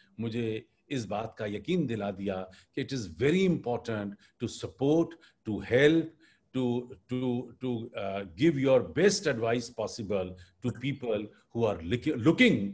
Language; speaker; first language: Hindi; native; Hindi